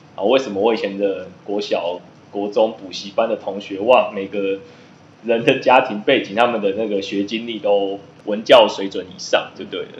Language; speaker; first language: Chinese; native; Chinese